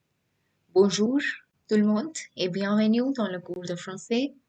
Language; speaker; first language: French; non-native, fluent; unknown